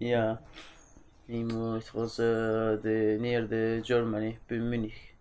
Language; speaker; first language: English; non-native, fluent; Azerbaijani